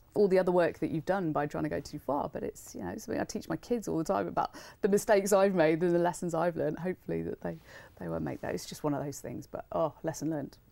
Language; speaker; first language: English; native; English